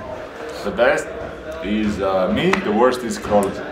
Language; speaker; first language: English; non-native, learner; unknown